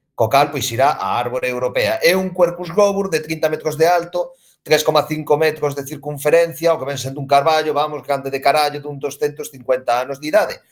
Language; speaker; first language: Galician; native; Galician